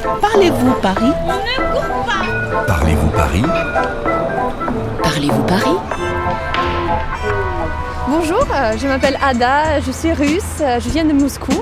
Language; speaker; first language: French; non-native, fluent; Russian